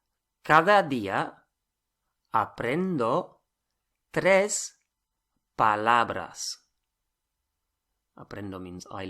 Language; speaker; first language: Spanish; non-native, fluent; English